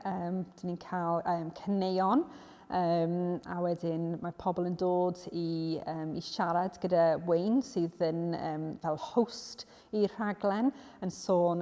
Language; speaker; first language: Welsh; non-native, local second language; English